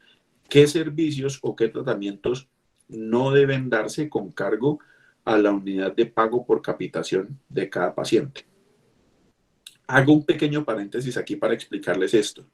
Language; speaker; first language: Spanish; native; Spanish